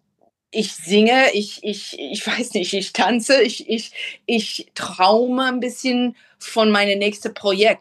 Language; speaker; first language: German; non-native, fluent; English